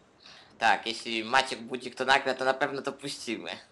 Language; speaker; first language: Polish; native; Polish